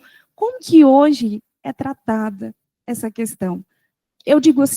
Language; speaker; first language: Portuguese; native; Portuguese